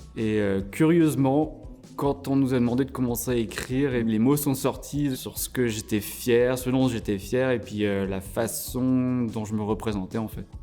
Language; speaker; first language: French; native; French